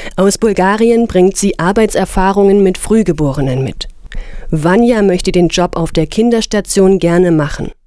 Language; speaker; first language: German; native; German